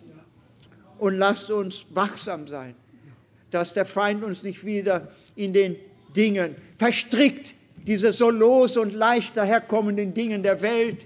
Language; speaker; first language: German; non-native, fluent; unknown